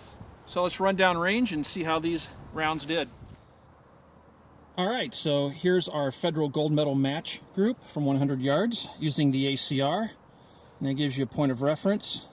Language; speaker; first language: English; native; English